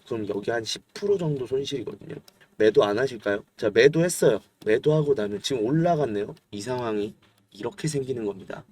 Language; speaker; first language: Korean; native; Korean